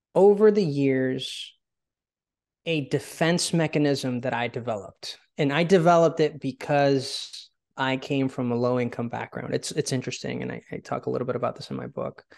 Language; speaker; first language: English; early bilingual, other home language; Spanish